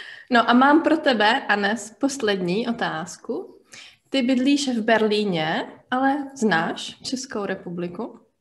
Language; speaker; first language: Czech; native; Czech